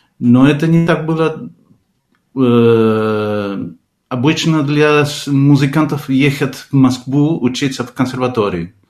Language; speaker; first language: Russian; non-native, fluent; Spanish